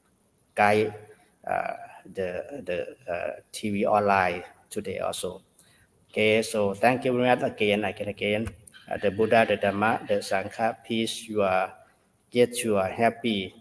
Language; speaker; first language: English; non-native, learner; Thai